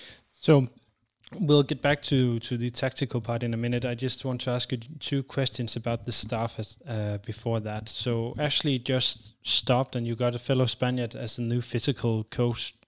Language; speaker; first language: English; non-native, fluent; Danish